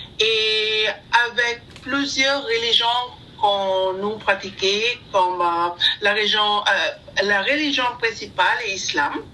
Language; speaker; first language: French; non-native, learner; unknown